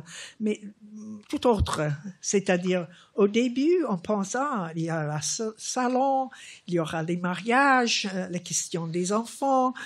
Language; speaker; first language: French; non-native, fluent; English